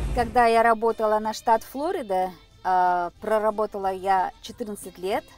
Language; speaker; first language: Russian; non-native, local second language; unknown